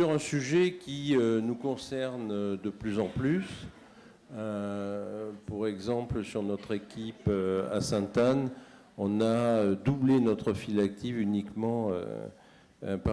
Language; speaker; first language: French; native; French